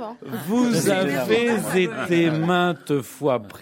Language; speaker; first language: French; native; French